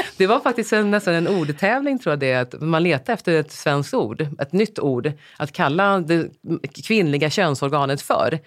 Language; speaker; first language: Swedish; native; Swedish